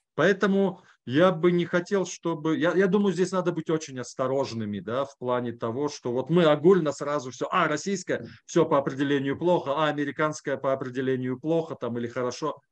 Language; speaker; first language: Russian; native; Russian